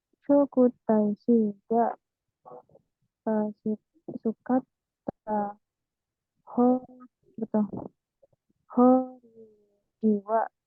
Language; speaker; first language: Japanese; non-native, learner; Indonesian